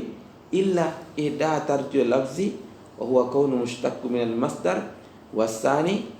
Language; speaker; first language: Arabic; non-native, fluent; Indonesian